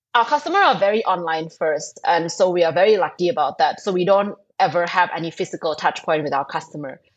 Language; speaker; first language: English; non-native, fluent; Thai